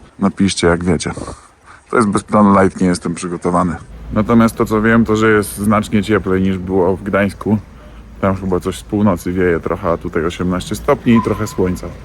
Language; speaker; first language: Polish; native; Polish